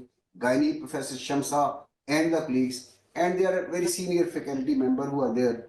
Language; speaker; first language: English; non-native, local second language; Urdu